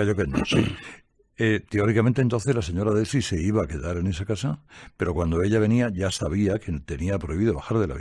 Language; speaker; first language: Spanish; native; Spanish